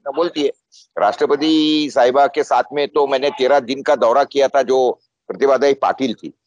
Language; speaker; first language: Hindi; non-native, local second language; Marathi